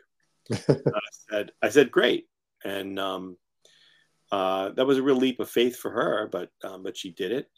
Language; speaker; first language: English; native; English